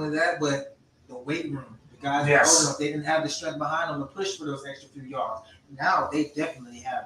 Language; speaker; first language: English; native; English